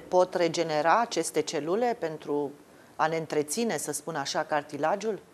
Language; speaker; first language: Romanian; native; Romanian